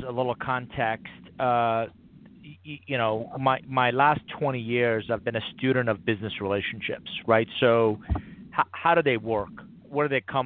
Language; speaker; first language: English; non-native, fluent; Persian